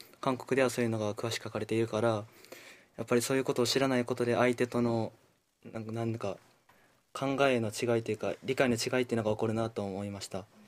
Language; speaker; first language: Japanese; early bilingual, other home language; Korean